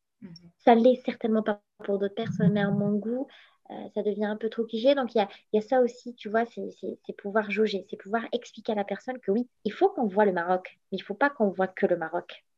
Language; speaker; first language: French; non-native, local second language; Arabic